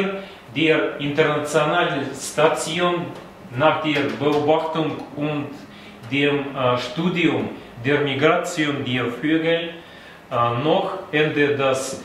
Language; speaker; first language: German; non-native, learner; Russian